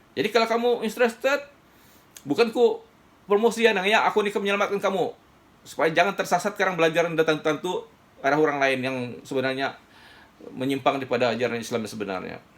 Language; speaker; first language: Malay; native; Malay